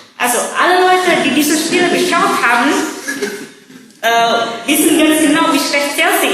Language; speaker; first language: German; non-native, learner; Indonesian